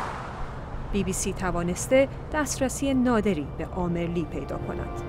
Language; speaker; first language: Persian; native; Persian